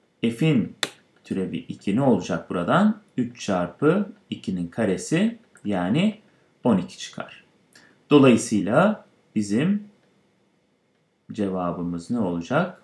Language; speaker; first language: Turkish; native; Turkish